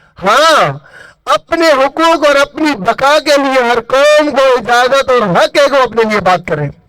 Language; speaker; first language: Urdu; non-native, local second language; Baluchi